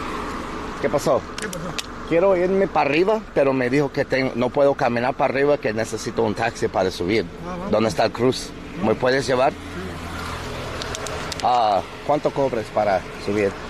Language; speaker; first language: Spanish; non-native, learner; English